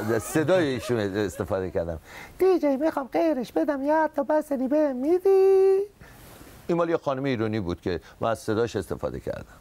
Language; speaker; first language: Persian; native; Persian